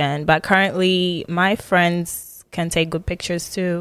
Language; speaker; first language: English; non-native, local second language; Swahili